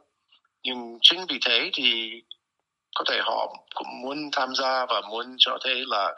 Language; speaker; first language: Vietnamese; non-native, fluent; English